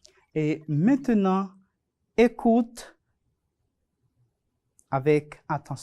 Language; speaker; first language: French; non-native, fluent; Spanish